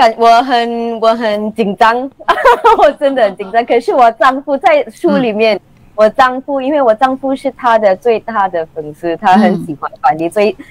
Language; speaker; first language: Chinese; non-native, local second language; English